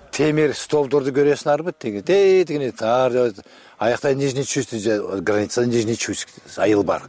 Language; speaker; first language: Kyrgyz; non-native, local second language; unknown